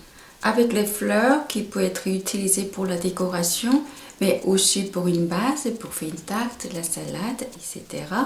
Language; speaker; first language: French; non-native, fluent; Korean